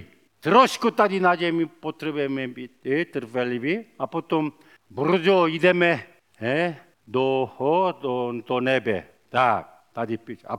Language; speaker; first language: Czech; non-native, learner; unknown